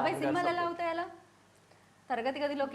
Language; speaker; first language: Telugu; native; Telugu